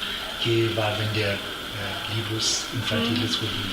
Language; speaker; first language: Spanish; non-native, fluent; German